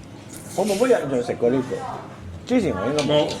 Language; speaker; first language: Cantonese; native; Cantonese